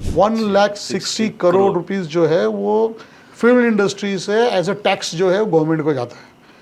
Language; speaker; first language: Hindi; non-native, local second language; Marathi